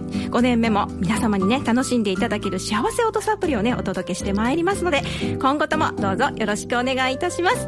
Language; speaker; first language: Japanese; native; Japanese